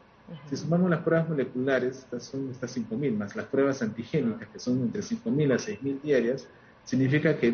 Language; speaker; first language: Spanish; native; Spanish